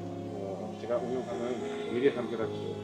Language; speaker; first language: Korean; non-native, fluent; Russian